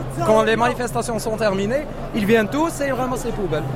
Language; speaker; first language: French; non-native, local second language; Arabic